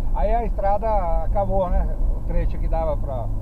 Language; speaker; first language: Portuguese; native; Portuguese